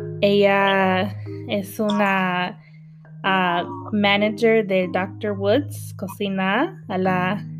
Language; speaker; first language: Spanish; early bilingual, heritage; Spanish